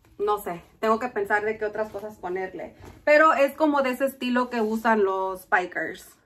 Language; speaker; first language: Spanish; early bilingual, heritage; Spanish